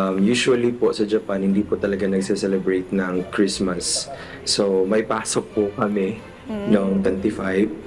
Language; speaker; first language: Filipino; non-native, local second language; Cebuano